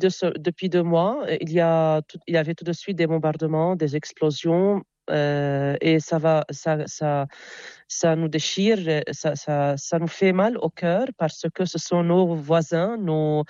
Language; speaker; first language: French; non-native, local second language; Arabic